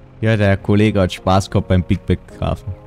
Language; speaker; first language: German; native; German